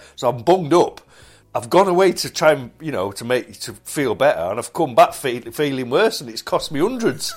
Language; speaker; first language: English; native; English